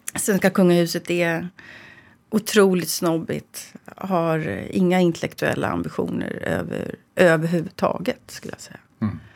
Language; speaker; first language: Swedish; native; Swedish